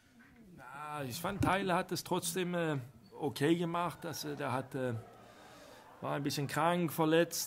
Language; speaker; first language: German; non-native, fluent; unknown